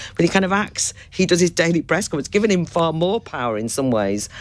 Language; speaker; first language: English; native; English